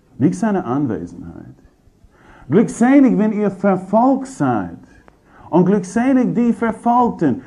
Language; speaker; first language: German; non-native, fluent; English